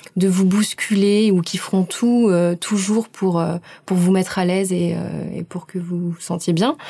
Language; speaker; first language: French; native; French